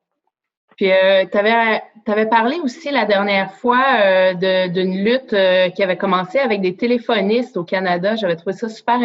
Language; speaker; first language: French; native; French